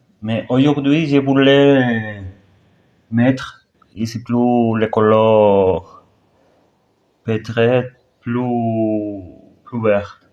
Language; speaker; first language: French; non-native, learner; Spanish